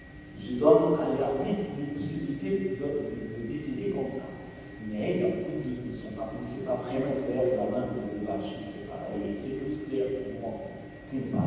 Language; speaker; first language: French; non-native, fluent; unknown